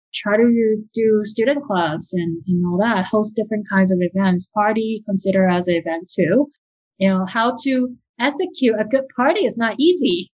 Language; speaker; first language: English; early bilingual, other home language; Chinese